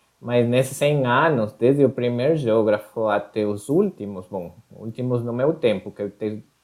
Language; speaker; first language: Portuguese; non-native, fluent; Spanish